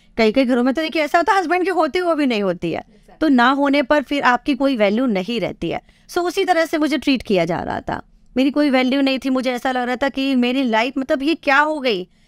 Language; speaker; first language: Hindi; native; Hindi